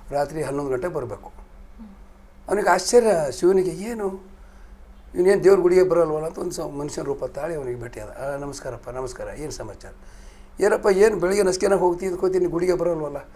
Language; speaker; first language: Kannada; native; Kannada